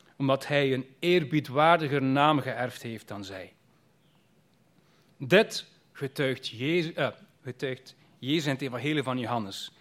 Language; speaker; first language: Dutch; native; Dutch